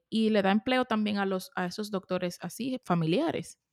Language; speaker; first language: Spanish; native; Spanish